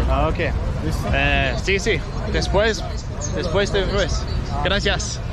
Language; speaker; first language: Spanish; non-native, learner; English